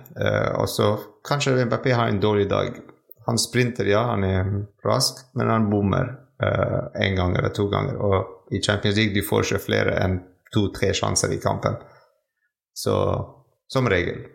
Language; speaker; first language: Norwegian; non-native, fluent; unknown